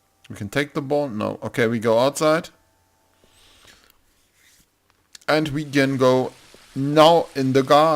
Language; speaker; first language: English; non-native, learner; German